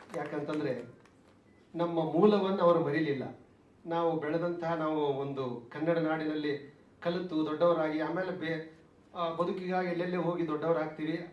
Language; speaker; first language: Kannada; native; Kannada